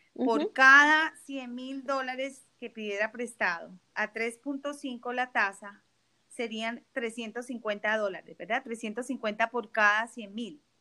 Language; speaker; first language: Spanish; native; Spanish